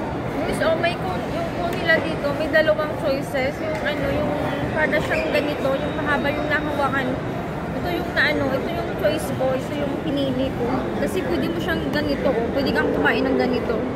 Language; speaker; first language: Filipino; non-native, local second language; Hiligaynon